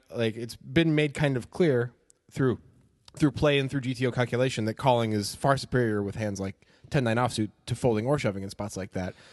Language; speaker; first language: English; native; English